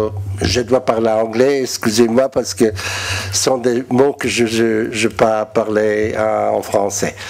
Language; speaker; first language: French; non-native, learner; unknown